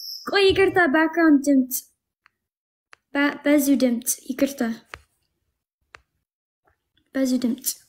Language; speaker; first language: Amharic; non-native, learner; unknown